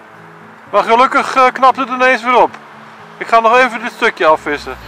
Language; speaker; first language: Dutch; native; Dutch